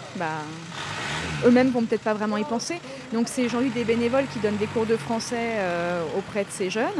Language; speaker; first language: French; native; French